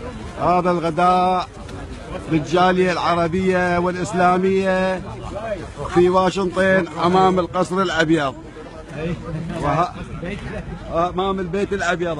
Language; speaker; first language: Arabic; native; Arabic